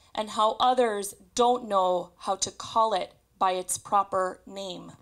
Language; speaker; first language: English; native; English